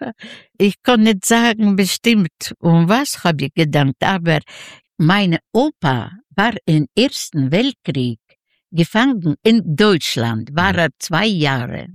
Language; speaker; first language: German; non-native, learner; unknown